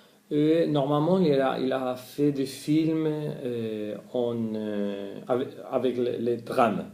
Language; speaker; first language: French; non-native, learner; Spanish